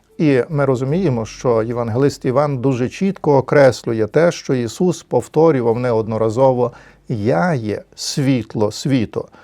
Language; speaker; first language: Ukrainian; native; Ukrainian